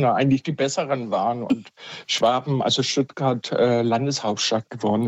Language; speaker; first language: German; native; German